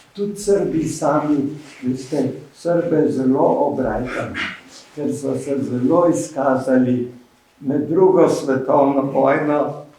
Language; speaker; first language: Slovenian; native; Slovenian